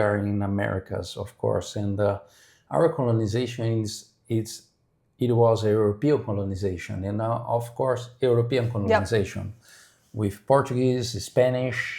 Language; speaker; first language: English; non-native, fluent; Portuguese